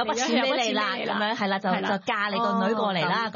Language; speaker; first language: Cantonese; native; Cantonese